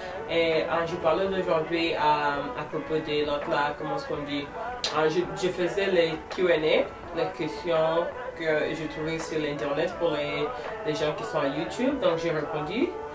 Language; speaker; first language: French; non-native, local second language; Lingala